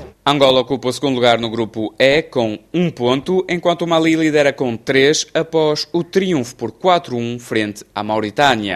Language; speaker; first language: Portuguese; native; Portuguese